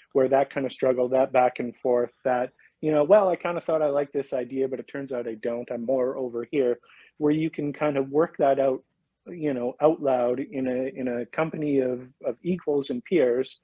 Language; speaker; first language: English; native; English